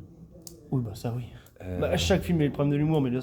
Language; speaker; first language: French; native; French